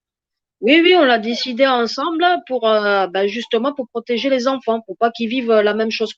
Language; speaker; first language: French; native; French